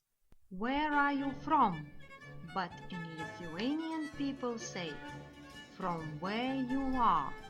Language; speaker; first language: English; non-native, fluent; Lithuanian